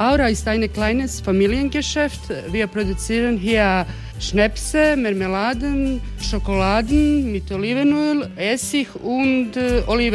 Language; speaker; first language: German; non-native, learner; Croatian